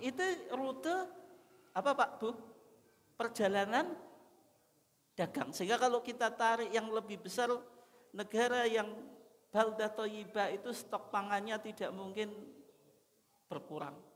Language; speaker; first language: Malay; non-native, local second language; Javanese